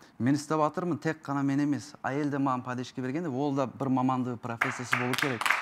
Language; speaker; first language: Kazakh; non-native, fluent; Turkish